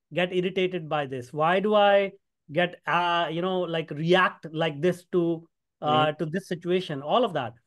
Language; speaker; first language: English; non-native, local second language; Hindi